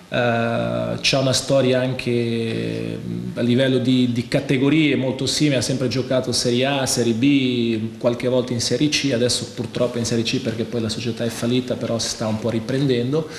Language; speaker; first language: Italian; non-native, fluent; Portuguese